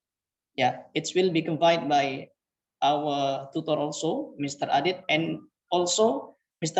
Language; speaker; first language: English; non-native, fluent; Indonesian